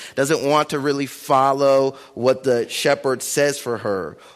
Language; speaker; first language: English; early bilingual, other home language; Akan